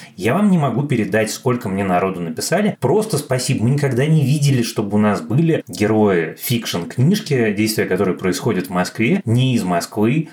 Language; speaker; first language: Russian; native; Russian